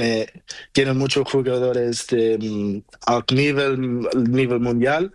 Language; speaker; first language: Spanish; non-native, learner; Portuguese